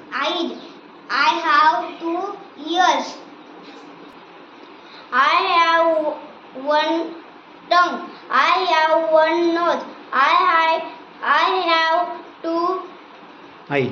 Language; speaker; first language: English; non-native, learner; Marathi